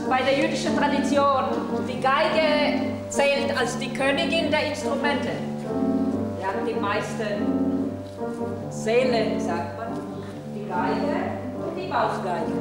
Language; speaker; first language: German; non-native, fluent; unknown